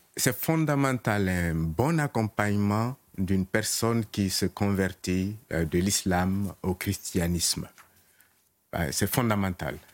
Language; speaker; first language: French; non-native, local second language; Mossi